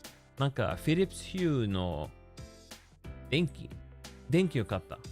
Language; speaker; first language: Japanese; non-native, learner; English